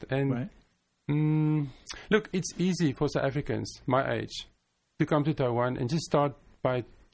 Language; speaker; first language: English; non-native, local second language; Afrikaans